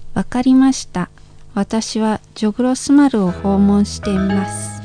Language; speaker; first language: Japanese; non-native, fluent; Indonesian